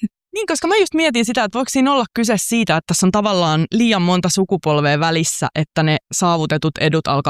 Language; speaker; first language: Finnish; native; Finnish